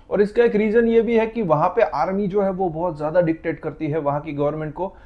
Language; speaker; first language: Hindi; non-native, local second language; Gujarati